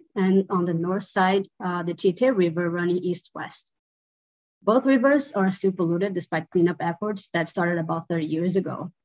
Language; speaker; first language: English; non-native, fluent; Portuguese